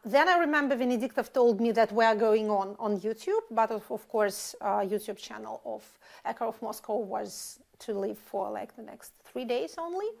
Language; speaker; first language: English; non-native, fluent; Russian